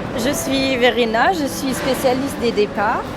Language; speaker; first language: French; non-native, fluent; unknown